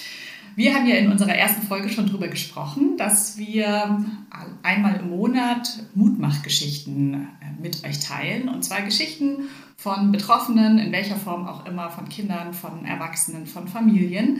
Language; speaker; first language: German; native; German